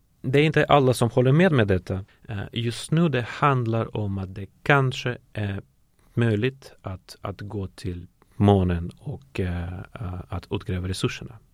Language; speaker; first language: Swedish; non-native, fluent; Russian